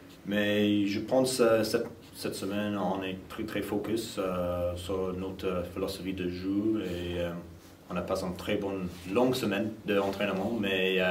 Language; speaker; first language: French; non-native, fluent; English